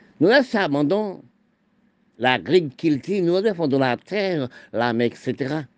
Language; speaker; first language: French; non-native, local second language; Haitian Creole